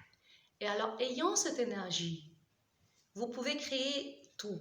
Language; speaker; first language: French; non-native, fluent; Russian